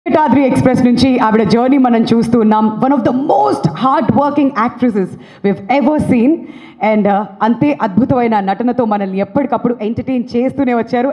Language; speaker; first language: Telugu; native; Telugu